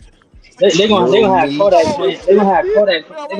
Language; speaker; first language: English; native; English